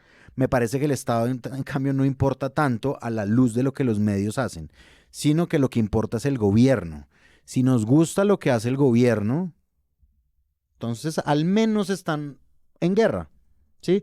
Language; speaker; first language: Spanish; native; Spanish